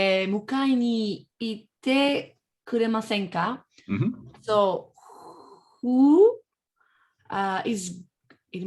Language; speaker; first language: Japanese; non-native, learner; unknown